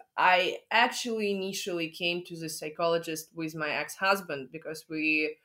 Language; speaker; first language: English; non-native, fluent; Russian